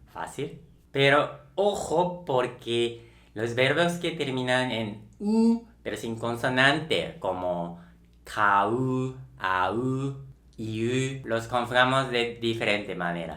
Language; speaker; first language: Spanish; non-native, local second language; Japanese